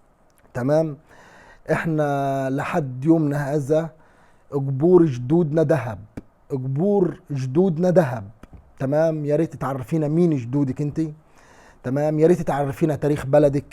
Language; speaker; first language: Arabic; native; Arabic